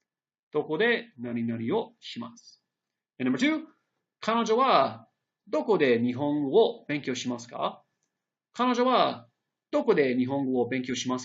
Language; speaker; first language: Japanese; non-native, fluent; English